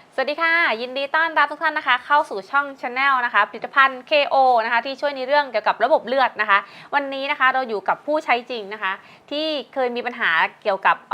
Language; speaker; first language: Thai; native; Thai